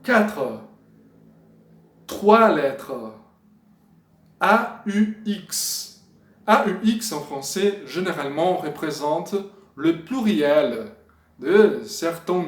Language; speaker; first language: French; non-native, fluent; Portuguese